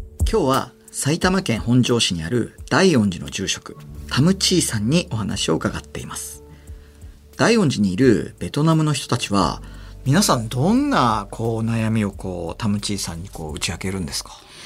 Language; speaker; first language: Japanese; native; Japanese